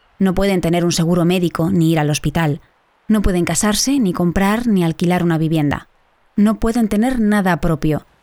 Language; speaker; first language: Spanish; native; Spanish